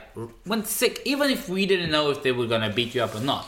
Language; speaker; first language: English; non-native, fluent; Swedish